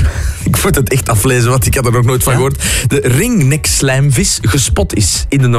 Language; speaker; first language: Dutch; native; Dutch